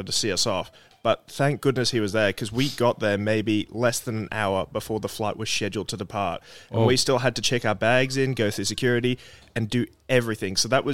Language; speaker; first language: English; native; English